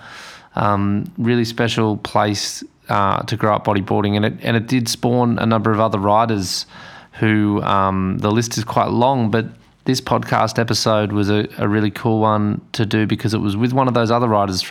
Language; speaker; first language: English; native; English